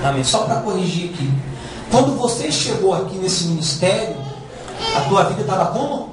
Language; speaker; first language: Portuguese; native; Portuguese